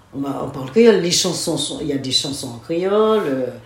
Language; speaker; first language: French; non-native, local second language; Guadeloupean Creole French